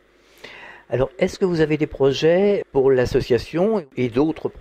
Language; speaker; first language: French; native; French